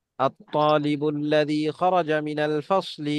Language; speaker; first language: Arabic; non-native, fluent; Bangla